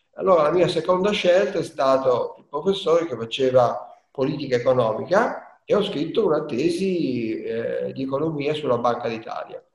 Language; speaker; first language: Italian; native; Italian